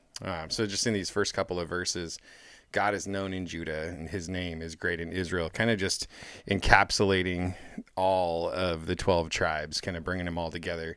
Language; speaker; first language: English; native; English